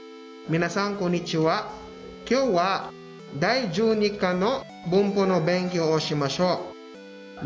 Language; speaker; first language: Japanese; non-native, fluent; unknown